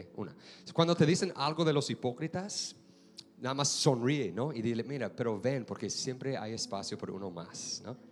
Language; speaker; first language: Spanish; non-native, fluent; English